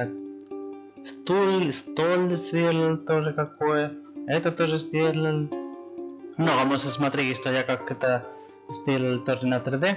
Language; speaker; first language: Russian; non-native, learner; Spanish